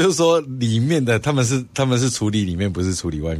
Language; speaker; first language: Chinese; native; Chinese